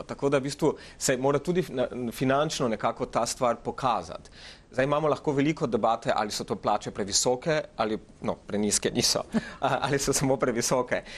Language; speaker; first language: Slovenian; early bilingual, other home language; Macedonian